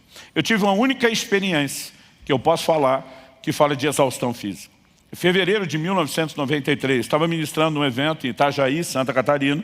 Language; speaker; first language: Portuguese; native; Portuguese